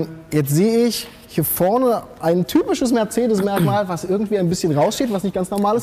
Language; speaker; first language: German; native; German